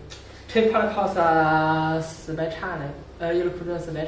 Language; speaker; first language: Italian; non-native, learner; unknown